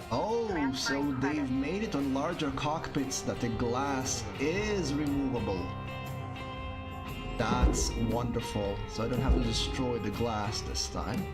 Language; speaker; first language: English; native; English